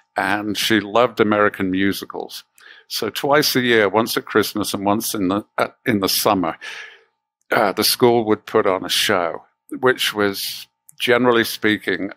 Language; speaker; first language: English; native; English